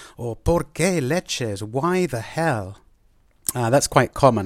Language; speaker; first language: Spanish; non-native, fluent; English